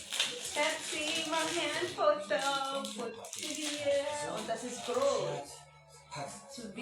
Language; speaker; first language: German; non-native, learner; Filipino